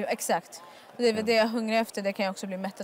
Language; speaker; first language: Swedish; native; Swedish